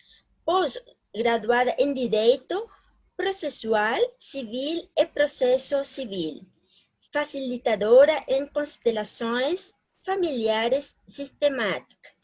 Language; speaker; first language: Portuguese; non-native, learner; Spanish